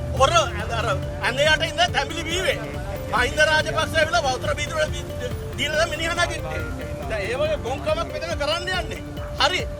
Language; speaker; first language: Sinhala; non-native, local second language; Tamil